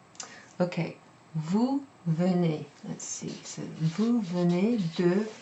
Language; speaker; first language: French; non-native, fluent; English